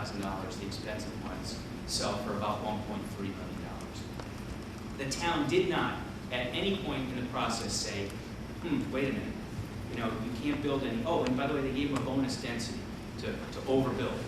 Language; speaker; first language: English; native; English